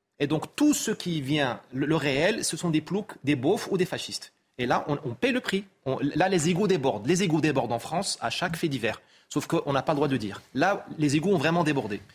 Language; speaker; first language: French; non-native, local second language; Arabic